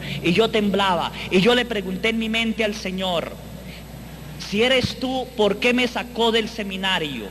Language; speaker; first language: Spanish; native; Spanish